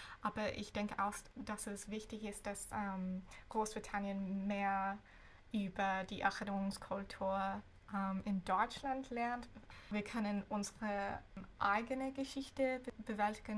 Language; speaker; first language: German; non-native, fluent; English